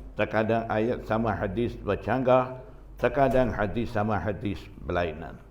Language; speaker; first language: Malay; non-native, fluent; Burmese